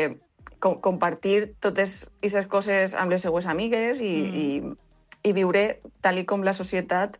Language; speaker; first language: Catalan; non-native, local second language; Spanish